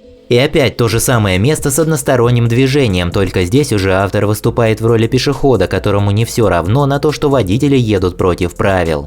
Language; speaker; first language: Russian; native; Russian